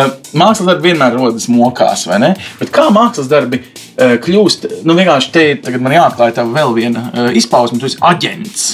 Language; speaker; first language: Latvian; native; Latvian